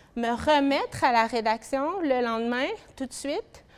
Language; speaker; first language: French; native; French